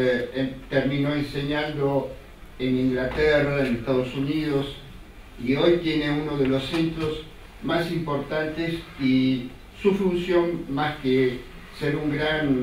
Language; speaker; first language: Spanish; early bilingual, other home language; Italian